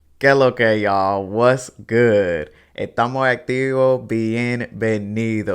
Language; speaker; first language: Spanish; non-native, fluent; English